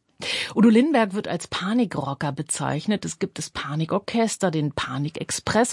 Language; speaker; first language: German; native; German